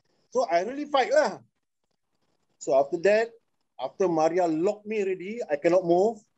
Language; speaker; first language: English; non-native, local second language; Malay